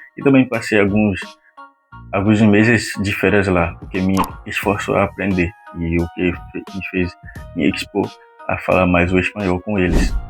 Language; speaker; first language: Portuguese; non-native, fluent; Haitian Creole